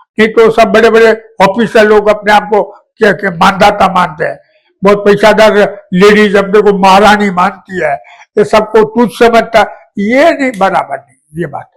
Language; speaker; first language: Hindi; non-native, local second language; Gujarati